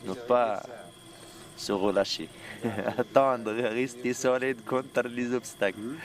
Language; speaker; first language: French; non-native, fluent; Arabic